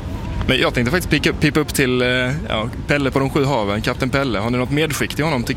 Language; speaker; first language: Swedish; native; Swedish